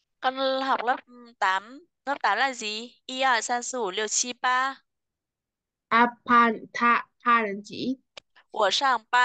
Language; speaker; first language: Chinese; non-native, fluent; Vietnamese